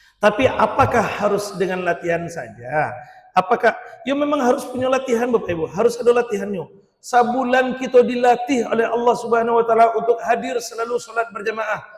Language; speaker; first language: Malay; non-native, local second language; Minangkabau